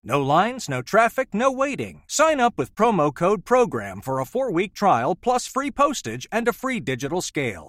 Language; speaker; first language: English; native; English